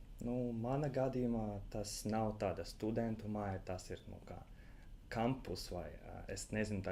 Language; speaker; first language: Latvian; non-native, local second language; Russian